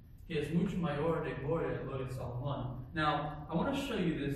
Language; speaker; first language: Spanish; non-native, learner; English